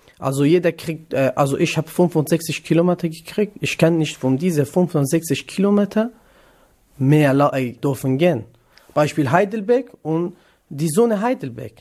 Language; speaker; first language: German; non-native, learner; Kurdish